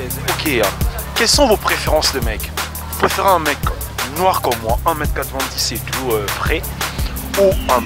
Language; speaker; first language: French; native; French